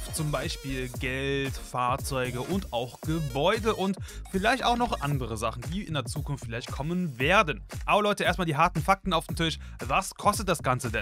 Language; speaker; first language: German; native; German